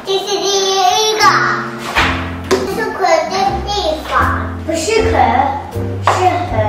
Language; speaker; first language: Chinese; early bilingual, heritage; Chinese